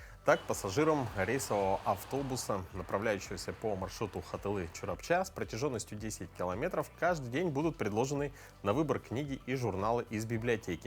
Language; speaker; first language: Russian; native; Russian